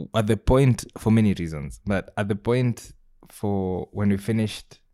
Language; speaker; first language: English; non-native, local second language; Gusii